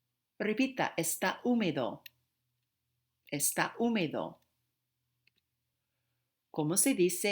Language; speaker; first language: Spanish; non-native, fluent; English